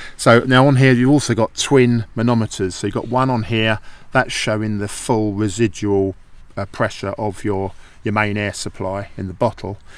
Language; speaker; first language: English; native; English